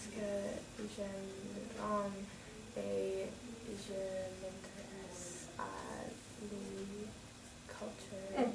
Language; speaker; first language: French; non-native, learner; English